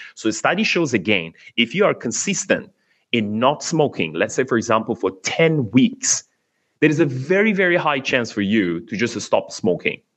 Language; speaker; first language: English; non-native, fluent; Persian